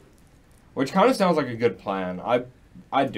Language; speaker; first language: English; native; English